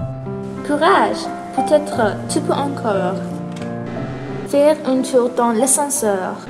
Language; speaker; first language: French; non-native, learner; English